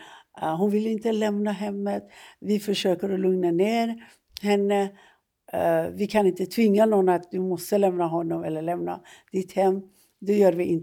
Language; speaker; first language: Swedish; non-native, fluent; Persian